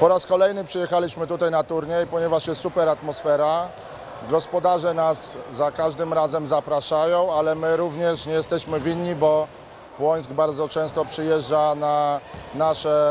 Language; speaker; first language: Polish; native; Polish